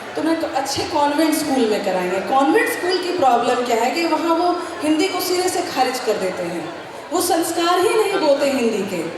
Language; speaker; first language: Hindi; non-native, local second language; Maithili